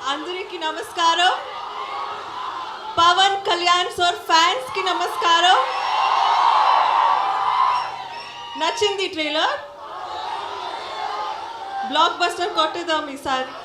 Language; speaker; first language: Telugu; non-native, learner; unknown